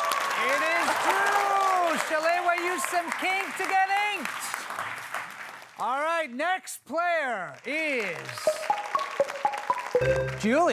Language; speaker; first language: English; native; English